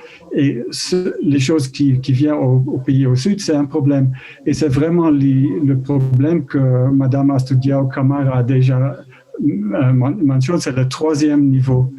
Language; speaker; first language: French; non-native, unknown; Dutch